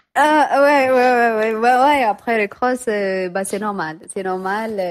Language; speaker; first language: French; non-native, learner; Tigrinya